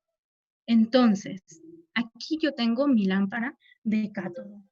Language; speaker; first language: Spanish; native; Spanish